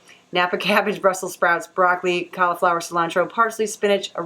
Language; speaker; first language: English; native; English